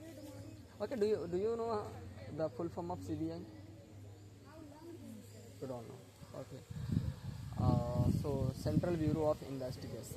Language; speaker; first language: English; non-native, local second language; Hindi